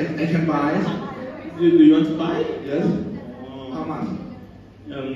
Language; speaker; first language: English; non-native, learner; Thai